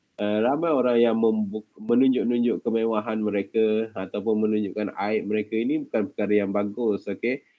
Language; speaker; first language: Malay; native; Malay